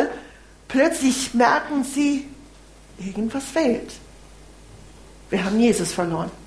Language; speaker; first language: German; non-native, fluent; English